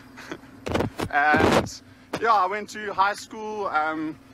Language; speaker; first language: English; native; English